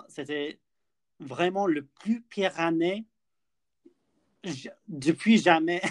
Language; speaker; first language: French; non-native, learner; English